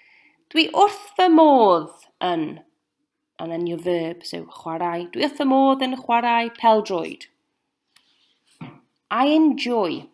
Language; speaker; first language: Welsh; non-native, local second language; English